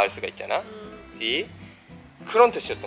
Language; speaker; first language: Korean; non-native, fluent; Japanese